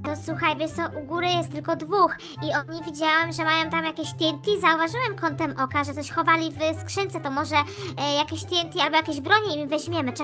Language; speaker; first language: Polish; native; Polish